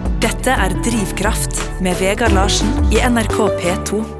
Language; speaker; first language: Norwegian; native; Norwegian